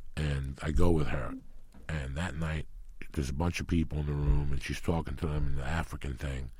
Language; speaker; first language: English; early bilingual, other home language; Spanish